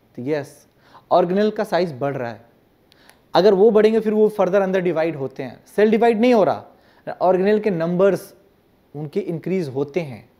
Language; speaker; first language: Hindi; non-native, local second language; Gujarati